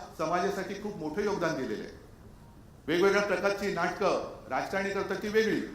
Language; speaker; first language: Marathi; native; Marathi